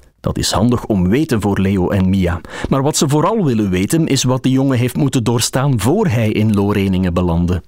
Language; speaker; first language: Dutch; native; Dutch